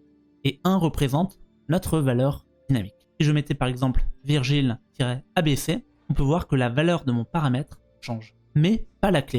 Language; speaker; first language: French; native; French